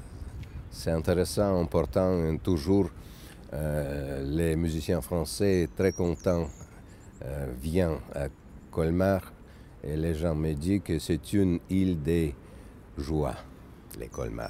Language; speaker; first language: French; non-native, learner; Russian